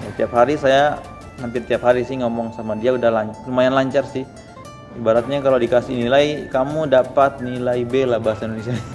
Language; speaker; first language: Indonesian; native; Indonesian